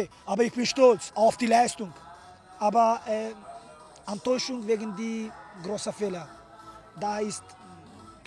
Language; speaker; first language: German; non-native, fluent; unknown